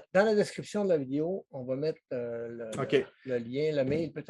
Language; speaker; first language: French; native; French